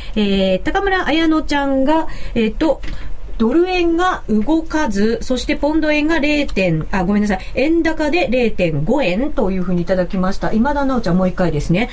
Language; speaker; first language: Japanese; native; Japanese